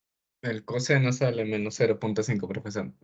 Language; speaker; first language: Spanish; native; Spanish